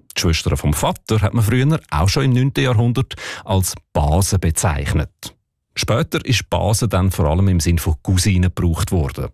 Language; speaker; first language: German; native; German